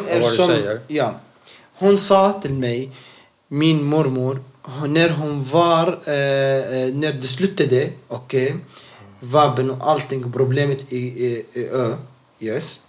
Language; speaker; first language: Swedish; non-native, learner; Arabic